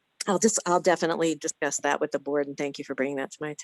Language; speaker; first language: English; native; English